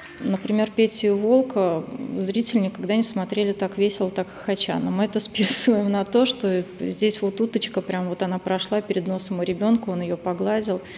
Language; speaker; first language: Russian; native; Russian